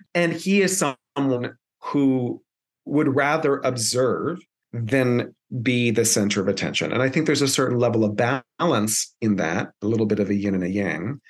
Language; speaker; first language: English; early bilingual, other home language; Spanish